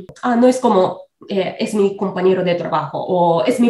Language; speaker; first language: Spanish; non-native, fluent; Japanese